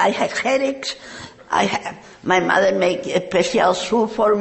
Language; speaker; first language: English; non-native, learner; Catalan